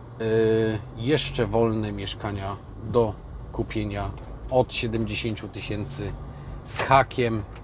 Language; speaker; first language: Polish; native; Polish